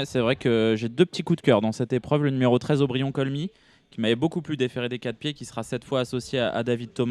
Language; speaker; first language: French; native; French